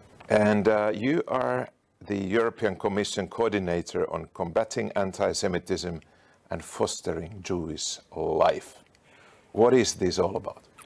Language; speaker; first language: English; non-native, fluent; Finnish